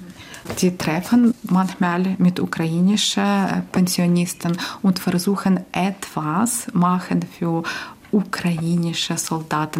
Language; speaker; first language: German; non-native, learner; Ukrainian